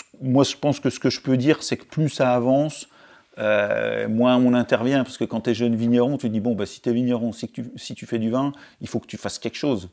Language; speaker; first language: French; native; French